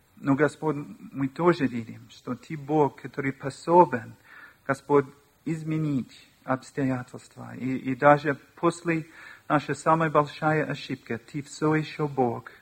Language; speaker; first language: Russian; non-native, learner; English